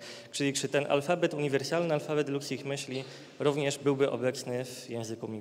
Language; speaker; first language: Polish; native; Polish